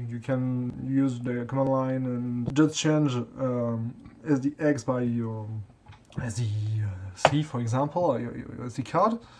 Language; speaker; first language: English; non-native, fluent; French